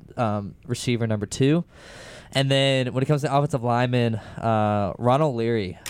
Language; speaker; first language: English; native; English